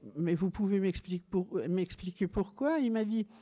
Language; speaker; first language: French; native; French